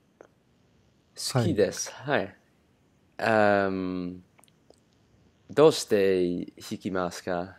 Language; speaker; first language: Japanese; non-native, learner; English